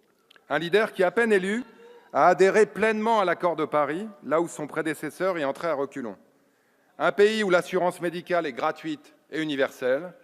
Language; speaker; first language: French; native; French